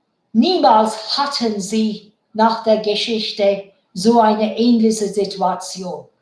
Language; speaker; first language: German; non-native, fluent; Bangla